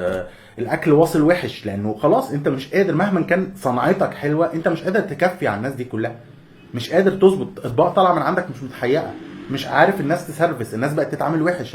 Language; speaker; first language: Arabic; native; Arabic